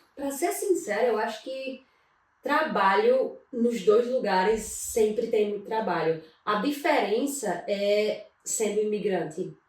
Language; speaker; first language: Portuguese; native; Portuguese